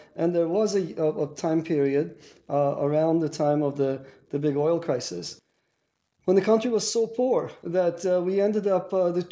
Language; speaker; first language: English; non-native, fluent; Turkish